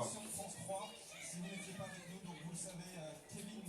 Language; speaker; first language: French; native; French